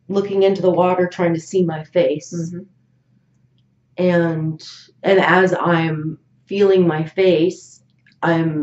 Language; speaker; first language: English; native; English